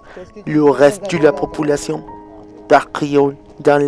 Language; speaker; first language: French; non-native, learner; Spanish